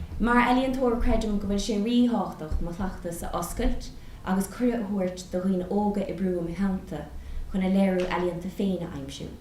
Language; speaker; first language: Irish; non-native, local second language; English